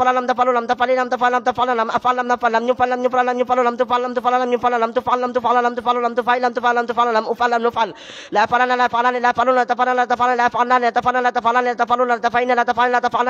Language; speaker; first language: Arabic; non-native, learner; Bangla